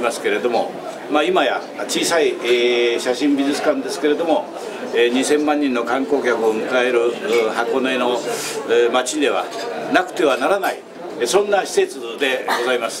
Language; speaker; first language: Japanese; native; Japanese